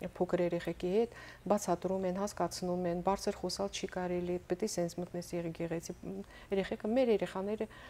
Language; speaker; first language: Armenian; native; Armenian